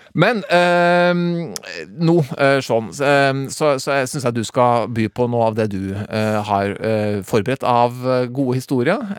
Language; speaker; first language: Norwegian; native; Norwegian